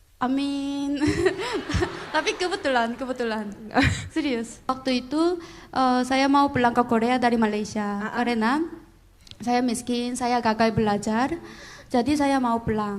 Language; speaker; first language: Indonesian; non-native, learner; Korean